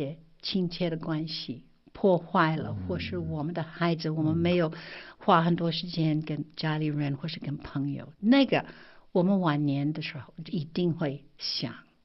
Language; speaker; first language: Chinese; non-native, fluent; English